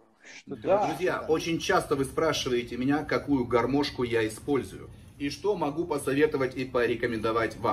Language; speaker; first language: Russian; native; Russian